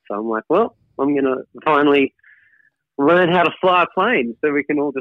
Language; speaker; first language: English; native; English